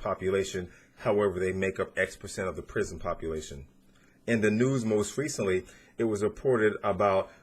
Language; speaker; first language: English; native; English